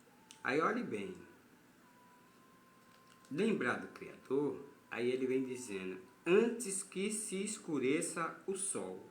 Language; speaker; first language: Portuguese; native; Portuguese